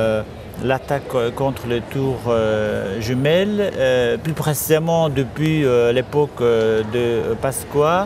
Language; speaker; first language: French; non-native, fluent; Kurdish